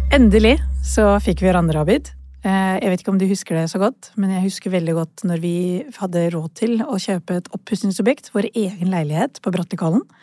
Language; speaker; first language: Norwegian; early bilingual, other home language; Urdu